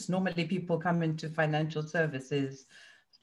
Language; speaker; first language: English; non-native, local second language; Shona